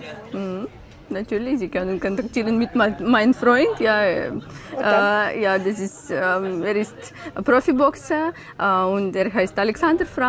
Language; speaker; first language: German; non-native, learner; Ukrainian